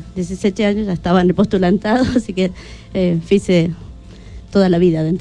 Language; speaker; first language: Portuguese; non-native, learner; Spanish